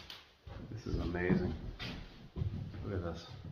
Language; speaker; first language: English; native; English